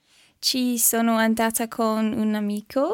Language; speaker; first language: Italian; non-native, learner; English